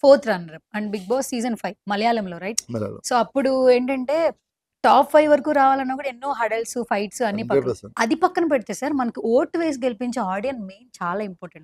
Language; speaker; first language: Telugu; native; Telugu